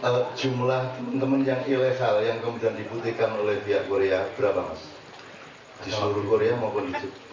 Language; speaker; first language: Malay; non-native, local second language; Javanese